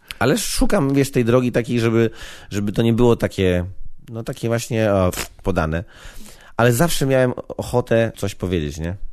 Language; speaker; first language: Polish; native; Polish